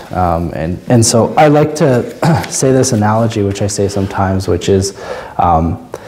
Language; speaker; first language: English; native; English